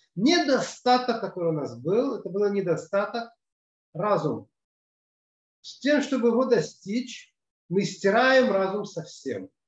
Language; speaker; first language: Russian; early bilingual, other home language; Hebrew